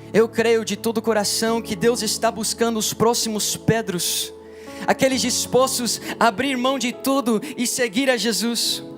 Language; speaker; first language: Portuguese; non-native, fluent; English